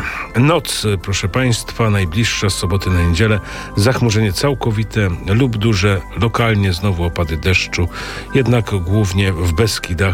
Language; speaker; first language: Polish; native; Polish